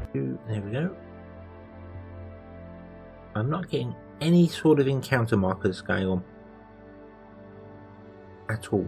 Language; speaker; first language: English; native; English